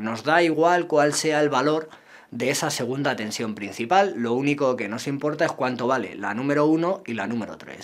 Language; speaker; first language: Spanish; native; Spanish